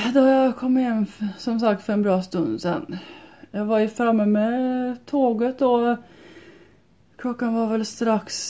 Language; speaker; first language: Swedish; native; Swedish